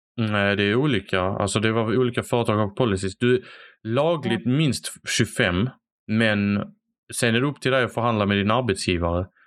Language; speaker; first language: Swedish; native; Swedish